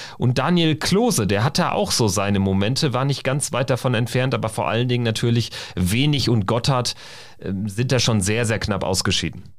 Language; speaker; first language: German; native; German